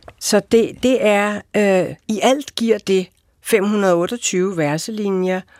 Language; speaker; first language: Danish; native; Danish